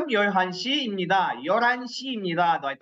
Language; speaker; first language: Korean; non-native, fluent; Kyrgyz